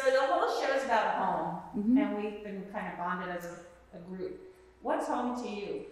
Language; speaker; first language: English; native; English